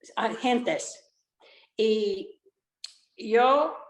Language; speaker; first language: Spanish; early bilingual, other home language; Italian